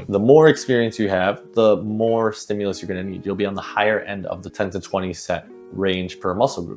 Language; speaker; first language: English; native; English